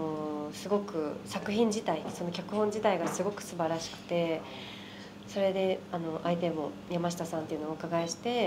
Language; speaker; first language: Japanese; native; Japanese